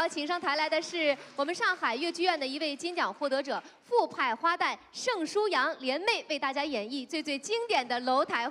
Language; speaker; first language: Chinese; native; Chinese